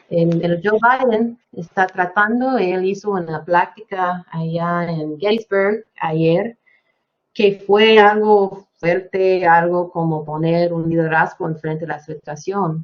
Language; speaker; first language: Spanish; non-native, fluent; English